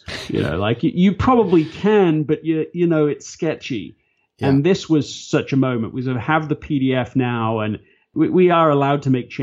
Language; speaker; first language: English; native; English